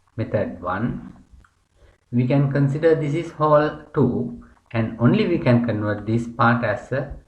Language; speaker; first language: English; non-native, local second language; Sinhala